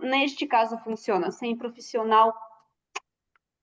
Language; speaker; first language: Portuguese; non-native, fluent; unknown